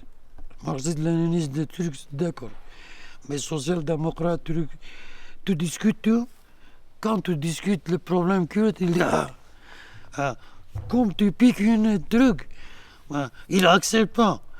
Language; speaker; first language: French; non-native, learner; Kurdish